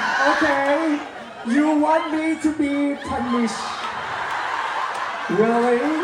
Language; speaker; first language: English; non-native, learner; Thai